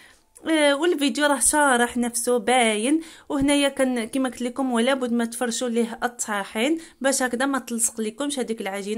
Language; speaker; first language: Arabic; non-native, local second language; Riffian